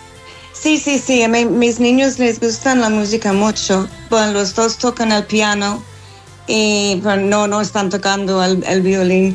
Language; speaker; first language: Spanish; non-native, fluent; English